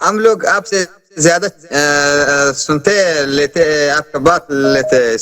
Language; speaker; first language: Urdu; non-native, learner; Persian